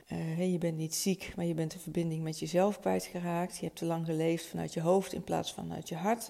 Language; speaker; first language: Dutch; native; Dutch